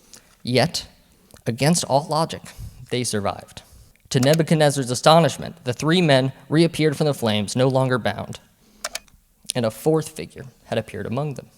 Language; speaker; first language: English; native; English